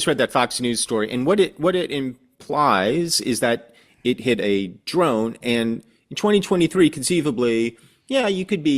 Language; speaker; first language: English; native; English